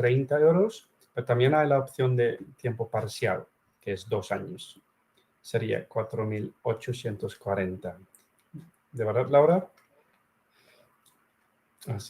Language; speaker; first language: Spanish; non-native, fluent; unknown